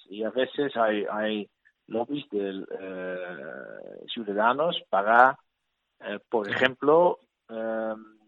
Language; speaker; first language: Spanish; non-native, learner; Dutch